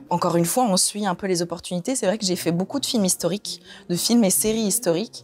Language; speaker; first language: French; native; French